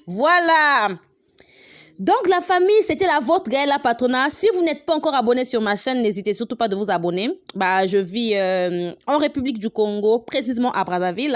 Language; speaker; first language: French; non-native, local second language; Lingala